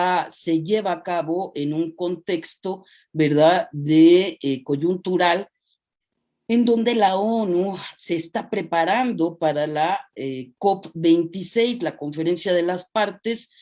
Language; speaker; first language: Spanish; native; Spanish